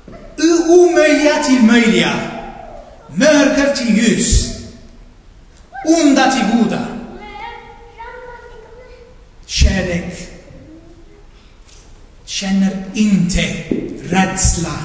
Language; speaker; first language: Swedish; non-native, fluent; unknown